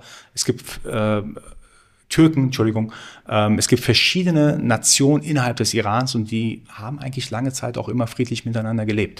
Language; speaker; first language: German; early bilingual, other home language; Persian